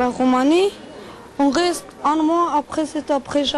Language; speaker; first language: French; non-native, learner; Romanian